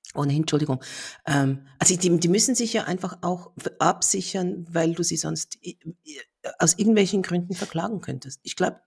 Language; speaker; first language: German; native; German